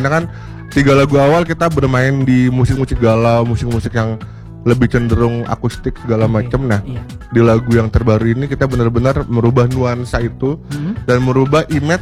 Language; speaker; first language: Indonesian; native; Indonesian